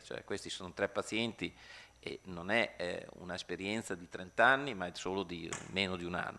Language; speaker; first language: Italian; native; Italian